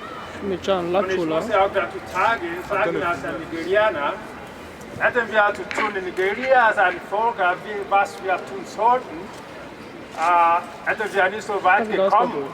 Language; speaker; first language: German; non-native, learner; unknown